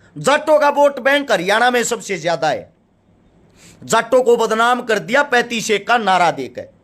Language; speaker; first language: Hindi; native; Hindi